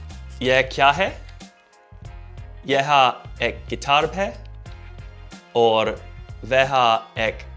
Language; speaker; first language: Hindi; non-native, learner; English